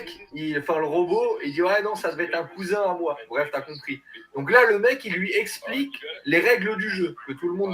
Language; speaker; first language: French; native; French